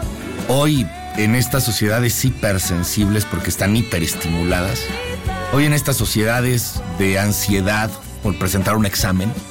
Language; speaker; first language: Spanish; native; Spanish